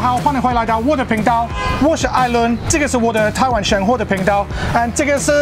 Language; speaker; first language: Chinese; non-native, learner; English